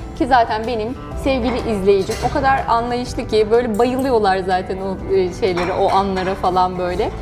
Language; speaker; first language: Turkish; native; Turkish